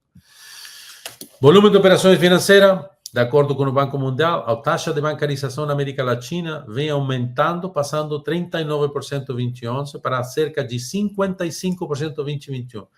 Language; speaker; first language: Portuguese; non-native, fluent; Spanish